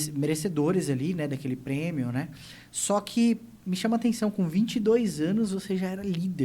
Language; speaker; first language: Portuguese; native; Portuguese